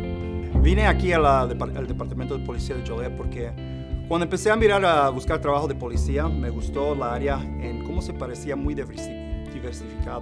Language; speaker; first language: Spanish; early bilingual, heritage; Spanish